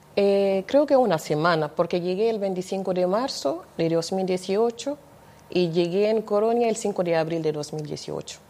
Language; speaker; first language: Spanish; non-native, fluent; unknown